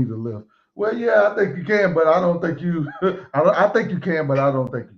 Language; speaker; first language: English; native; English